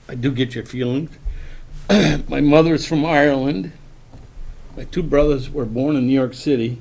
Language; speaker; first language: English; native; English